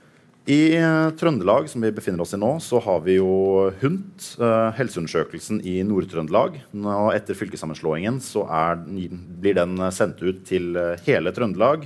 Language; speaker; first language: Norwegian; native; Norwegian